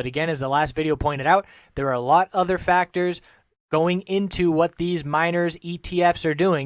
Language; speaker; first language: English; native; English